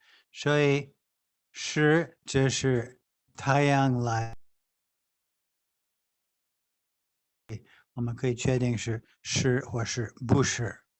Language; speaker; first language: Chinese; non-native, fluent; English